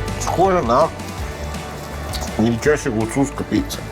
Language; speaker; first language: Ukrainian; non-native, learner; Italian